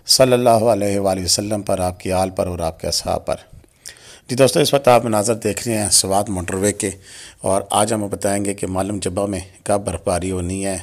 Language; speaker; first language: Urdu; non-native, local second language; Pahari-Potwari